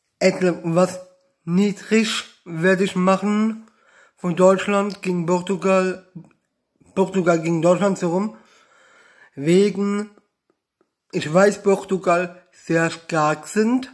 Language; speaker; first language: German; non-native, learner; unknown